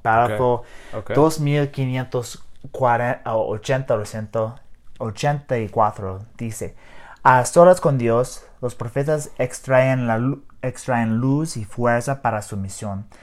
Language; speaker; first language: Spanish; non-native, learner; English